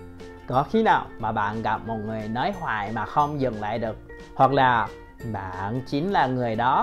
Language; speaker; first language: Vietnamese; non-native, fluent; Chinese